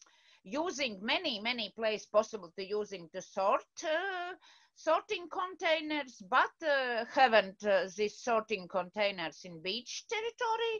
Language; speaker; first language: English; non-native, learner; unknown